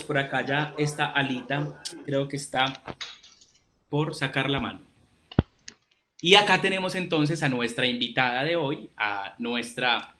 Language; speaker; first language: Spanish; native; Spanish